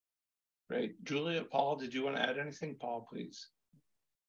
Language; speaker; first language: English; native; English